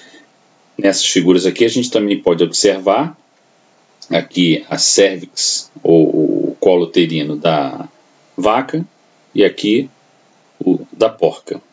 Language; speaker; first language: Portuguese; native; Portuguese